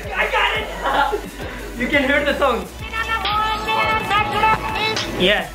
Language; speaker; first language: English; non-native, fluent; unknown